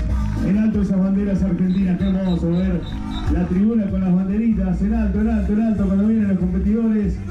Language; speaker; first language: Spanish; native; Spanish